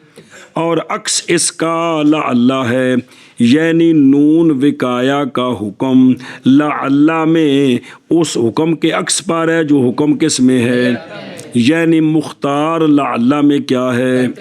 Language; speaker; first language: Hindi; non-native, local second language; Punjabi